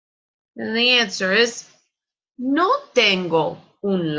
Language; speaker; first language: Spanish; non-native, fluent; English